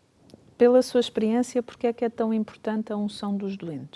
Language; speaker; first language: Portuguese; native; Portuguese